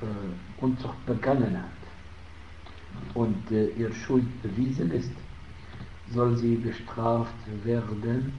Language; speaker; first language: German; non-native, fluent; Arabic